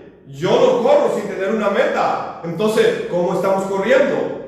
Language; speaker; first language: Spanish; native; Spanish